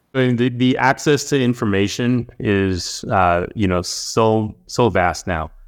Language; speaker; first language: English; native; English